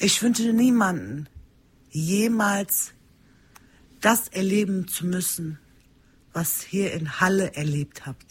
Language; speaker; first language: German; early bilingual, other home language; Turkish